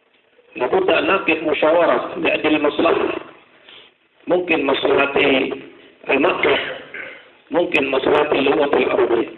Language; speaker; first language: Arabic; non-native, fluent; Madurese